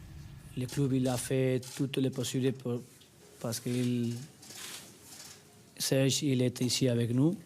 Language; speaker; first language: French; non-native, learner; Spanish